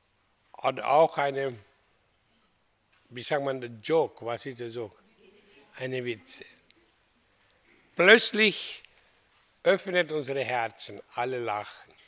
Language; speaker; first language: German; non-native, learner; Hindi